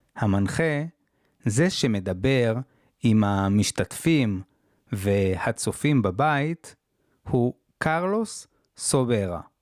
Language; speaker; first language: Hebrew; native; Hebrew